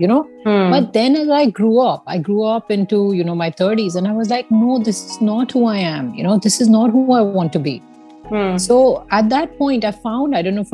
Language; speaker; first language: English; non-native, local second language; Hindi